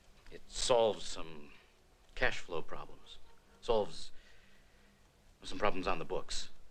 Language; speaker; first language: English; early bilingual, other home language; Spanish